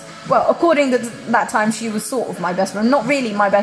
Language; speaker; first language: English; native; English